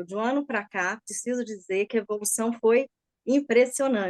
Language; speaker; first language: Portuguese; native; Portuguese